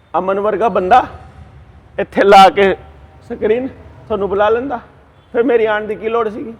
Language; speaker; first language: Hindi; non-native, local second language; Punjabi